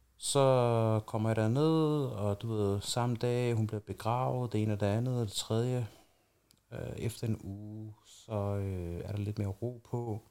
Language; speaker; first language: Danish; early bilingual, other home language; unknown